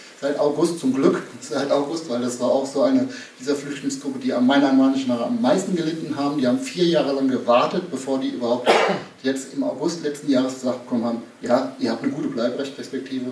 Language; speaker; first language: German; native; German